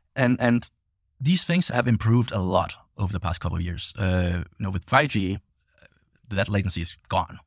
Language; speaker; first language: English; non-native, fluent; Danish